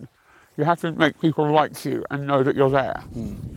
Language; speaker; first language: English; native; English